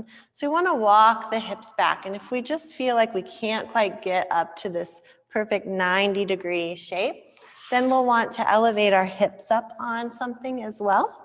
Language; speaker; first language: English; native; English